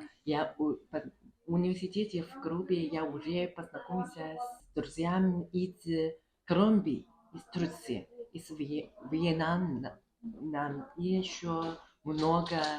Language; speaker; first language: Russian; non-native, learner; Chinese